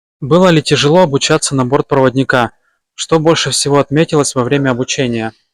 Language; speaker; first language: Russian; native; Russian